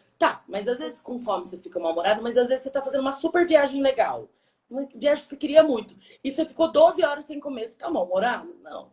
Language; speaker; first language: Portuguese; native; Portuguese